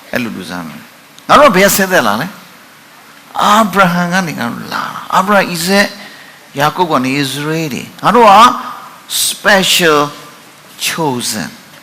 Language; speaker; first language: Burmese; non-native, local second language; S'gaw Karen